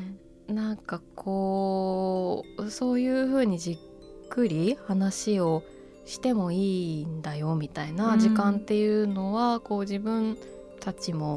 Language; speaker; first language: Japanese; native; Japanese